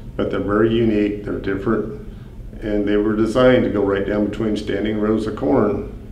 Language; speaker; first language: English; native; English